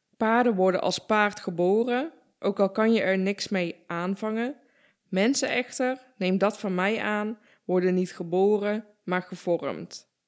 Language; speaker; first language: Dutch; early bilingual, other home language; Persian